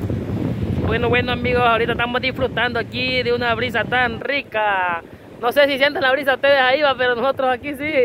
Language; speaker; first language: Spanish; native; Spanish